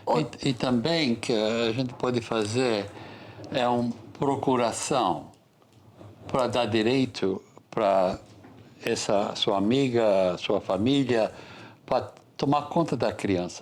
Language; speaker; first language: Portuguese; non-native, fluent; English